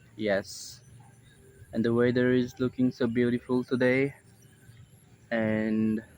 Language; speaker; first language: English; non-native, learner; Nepali